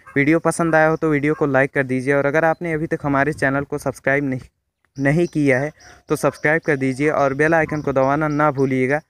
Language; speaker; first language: Hindi; native; Hindi